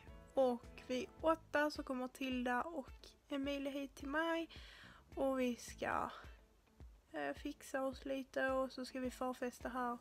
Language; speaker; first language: Swedish; native; Swedish